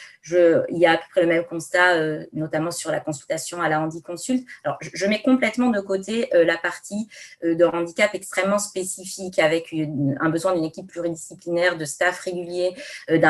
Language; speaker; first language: French; native; French